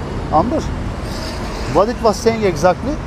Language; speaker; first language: English; non-native, learner; Turkish